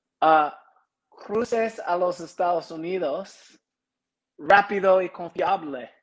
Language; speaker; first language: Spanish; non-native, learner; English